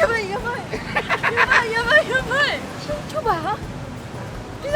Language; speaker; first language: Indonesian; non-native, learner; Japanese